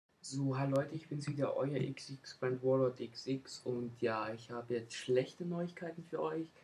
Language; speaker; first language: German; native; German